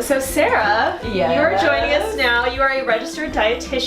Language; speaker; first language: English; native; English